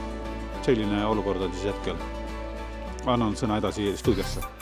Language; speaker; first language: Estonian; native; Estonian